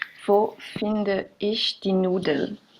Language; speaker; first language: German; non-native, learner; French